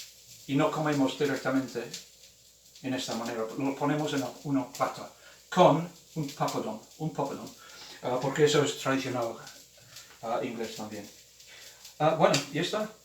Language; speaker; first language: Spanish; non-native, fluent; English